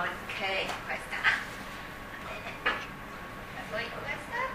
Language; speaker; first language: Italian; non-native, learner; Chinese